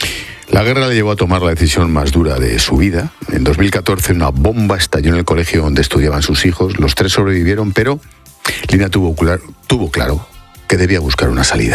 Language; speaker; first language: Spanish; native; Spanish